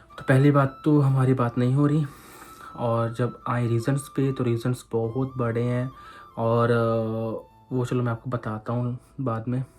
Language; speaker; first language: Hindi; non-native, local second language; Punjabi